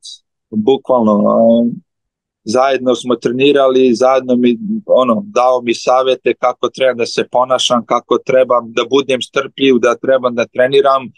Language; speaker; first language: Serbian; early bilingual, heritage; Slovenian